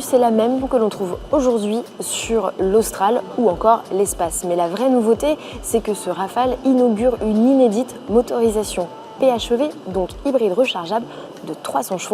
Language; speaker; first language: French; native; French